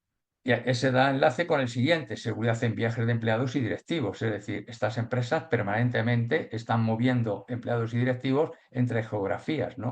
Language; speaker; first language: Spanish; native; Spanish